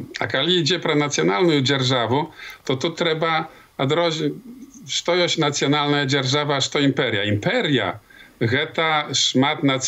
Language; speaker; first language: Polish; non-native, local second language; Belarusian